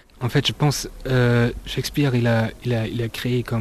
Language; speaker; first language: French; non-native, learner; Czech